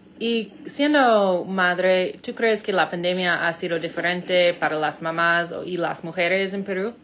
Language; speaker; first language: Spanish; non-native, fluent; English